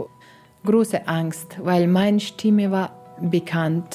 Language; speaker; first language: German; non-native, learner; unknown